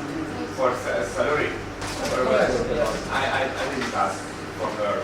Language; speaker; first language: English; non-native, learner; Hungarian